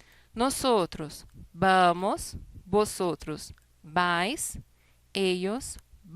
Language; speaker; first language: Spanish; non-native, fluent; Portuguese